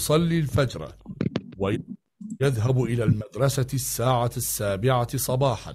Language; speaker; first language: Arabic; non-native, learner; Uzbek